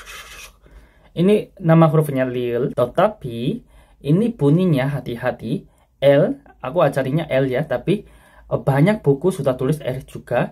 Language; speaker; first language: Indonesian; non-native, fluent; Korean